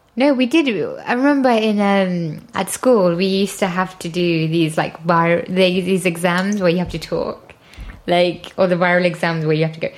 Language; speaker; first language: English; native; English